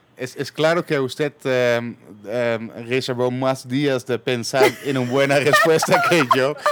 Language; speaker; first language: Spanish; non-native, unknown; Dutch